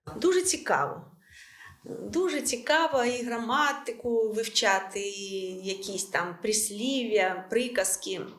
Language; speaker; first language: Ukrainian; non-native, local second language; Russian